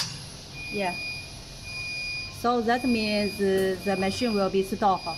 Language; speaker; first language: English; non-native, learner; Chinese